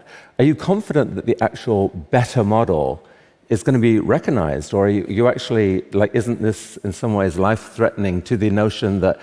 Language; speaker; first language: English; native; English